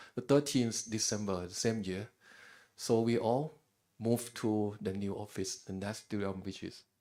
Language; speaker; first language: English; non-native, fluent; Thai